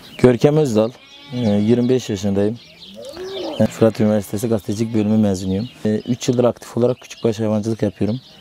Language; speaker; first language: Turkish; non-native, local second language; Kurdish